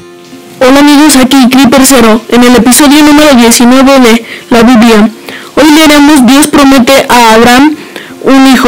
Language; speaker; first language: Spanish; native; Spanish